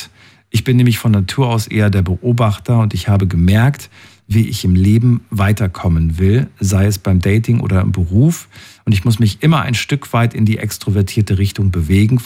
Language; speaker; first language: German; native; German